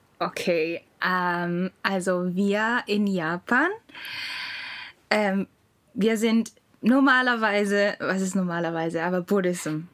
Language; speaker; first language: German; non-native, learner; Japanese